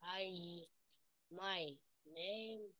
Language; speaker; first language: English; non-native, learner; Ukrainian